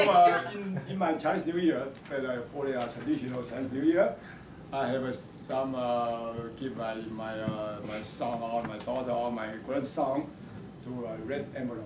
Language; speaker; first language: English; non-native, learner; Chinese